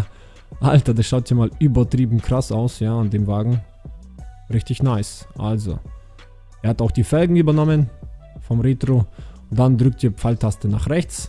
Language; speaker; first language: German; native; German